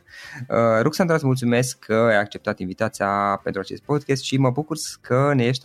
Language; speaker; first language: Romanian; native; Romanian